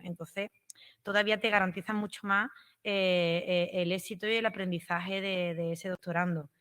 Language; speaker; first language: Spanish; native; Spanish